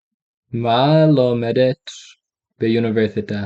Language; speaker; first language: Hebrew; early bilingual, heritage; English